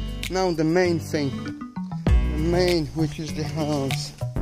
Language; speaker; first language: English; non-native, fluent; Polish